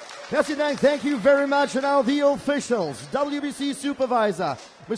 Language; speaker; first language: English; non-native, fluent; German